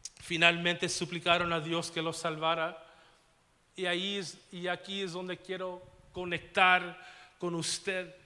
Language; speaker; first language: Spanish; early bilingual, heritage; Spanish